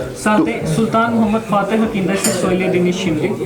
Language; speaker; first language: Turkish; non-native, learner; Urdu